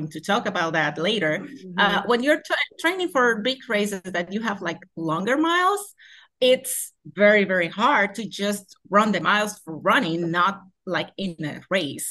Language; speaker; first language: English; non-native, fluent; Spanish